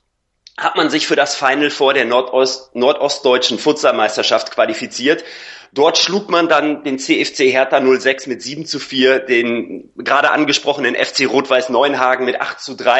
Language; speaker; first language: German; native; German